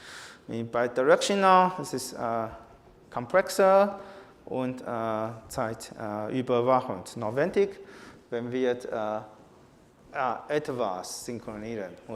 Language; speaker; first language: German; non-native, fluent; Chinese